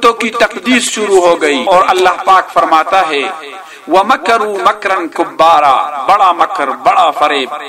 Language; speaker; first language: Urdu; non-native, local second language; Pashto